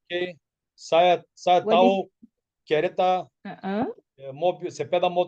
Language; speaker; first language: Indonesian; non-native, learner; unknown